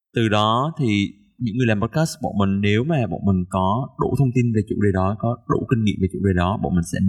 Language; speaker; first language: Vietnamese; native; Vietnamese